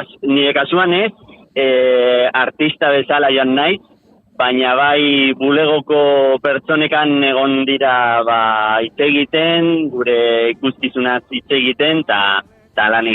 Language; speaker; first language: Basque; non-native, local second language; Spanish